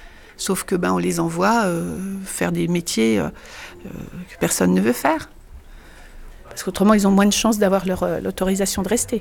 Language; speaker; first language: French; native; French